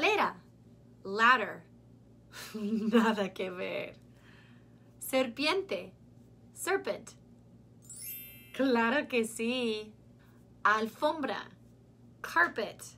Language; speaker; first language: Spanish; non-native, fluent; English